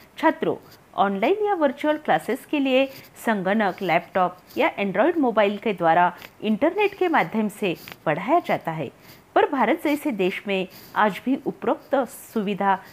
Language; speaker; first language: Hindi; non-native, local second language; Marathi